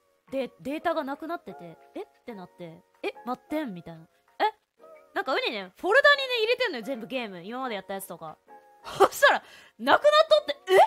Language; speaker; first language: Japanese; native; Japanese